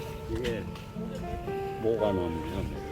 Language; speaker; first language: Korean; native; Korean